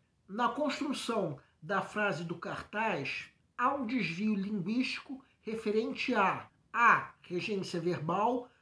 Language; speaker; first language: Portuguese; native; Portuguese